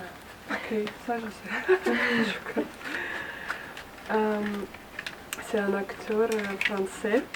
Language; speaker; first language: French; non-native, learner; Russian